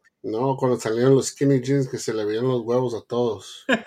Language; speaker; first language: Spanish; early bilingual, heritage; Spanish